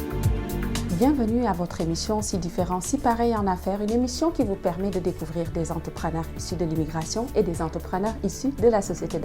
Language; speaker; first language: French; native; French